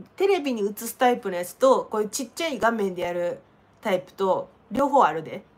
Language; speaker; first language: Japanese; native; Japanese